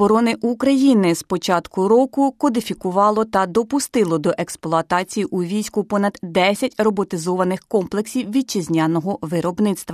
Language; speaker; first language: Ukrainian; native; Ukrainian